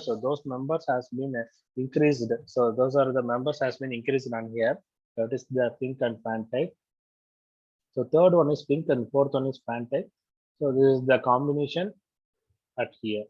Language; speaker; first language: English; non-native, local second language; Tamil